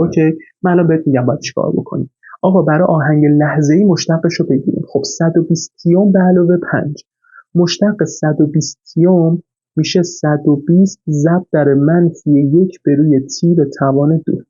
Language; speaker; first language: Persian; native; Persian